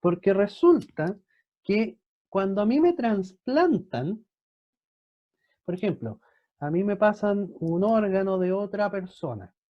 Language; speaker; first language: Spanish; native; Spanish